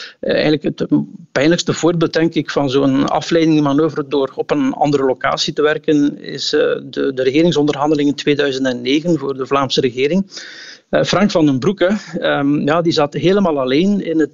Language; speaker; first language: Dutch; native; Dutch